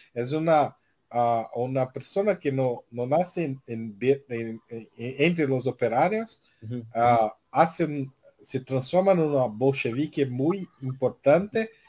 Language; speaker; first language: Spanish; non-native, learner; Portuguese